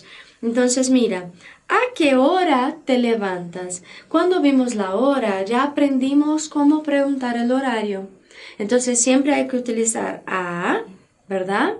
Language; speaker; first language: Spanish; non-native, fluent; Portuguese